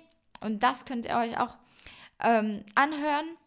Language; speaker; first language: German; non-native, fluent; French